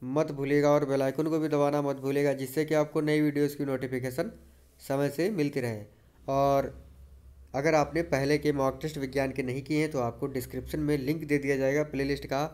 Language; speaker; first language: Hindi; native; Hindi